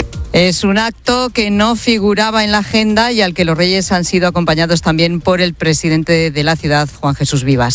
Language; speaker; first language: Spanish; native; Spanish